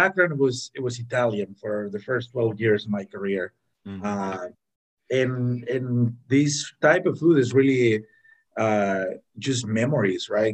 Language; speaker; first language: English; non-native, fluent; Spanish